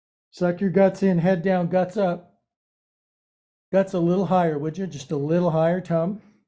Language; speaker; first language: English; native; English